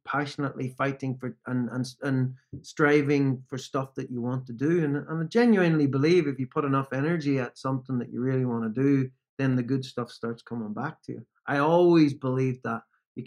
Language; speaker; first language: English; native; English